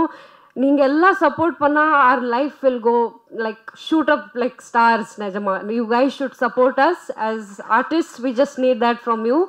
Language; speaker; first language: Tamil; non-native, fluent; Punjabi